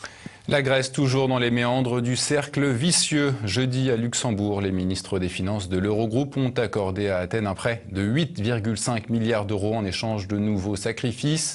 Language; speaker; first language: French; native; French